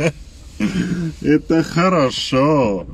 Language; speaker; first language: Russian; non-native, learner; Lingala